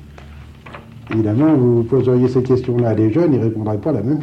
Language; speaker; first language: French; native; French